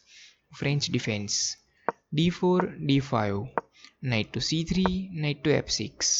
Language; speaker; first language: English; non-native, fluent; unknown